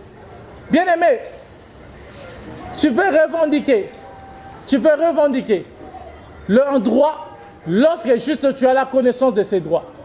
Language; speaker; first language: French; non-native, local second language; Lingala